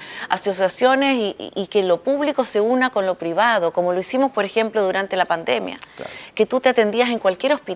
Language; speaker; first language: Spanish; native; Spanish